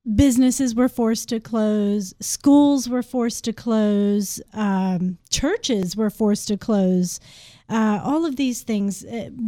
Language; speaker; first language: English; native; English